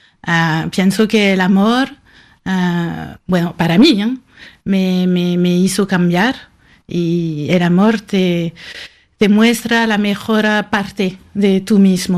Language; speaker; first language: Spanish; non-native, fluent; French